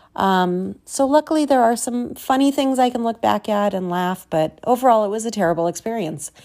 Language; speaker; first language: English; native; English